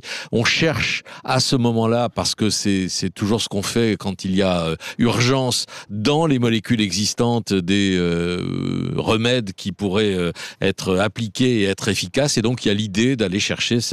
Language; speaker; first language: French; native; French